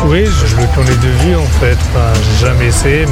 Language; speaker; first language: French; non-native, local second language; Arabic